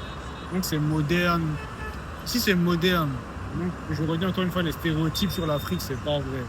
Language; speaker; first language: French; native; French